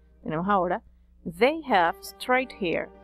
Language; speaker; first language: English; non-native, fluent; Spanish